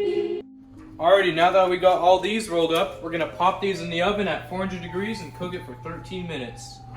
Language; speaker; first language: English; native; English